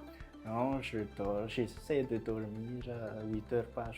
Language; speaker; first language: French; non-native, local second language; Malagasy